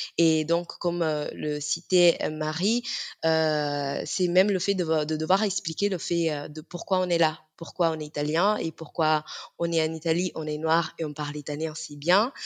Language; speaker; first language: French; non-native, fluent; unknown